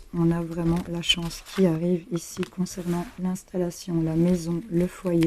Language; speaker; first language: French; native; French